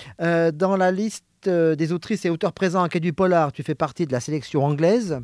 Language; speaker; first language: French; native; French